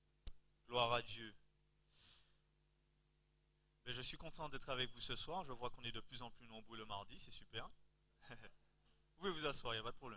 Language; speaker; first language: French; native; French